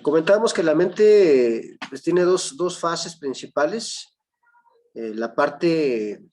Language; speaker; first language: Spanish; native; Spanish